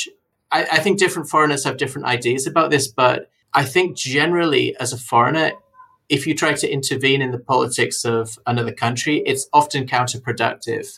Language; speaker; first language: English; native; English